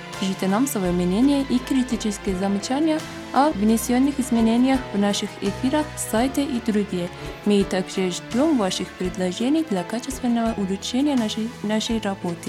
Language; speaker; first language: Russian; non-native, fluent; Persian